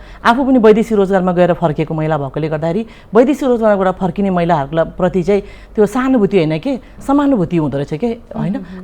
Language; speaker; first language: Nepali; early bilingual, heritage; Nepali